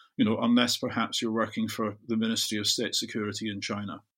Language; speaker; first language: English; native; English